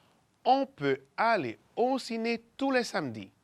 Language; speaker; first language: French; non-native, fluent; Spanish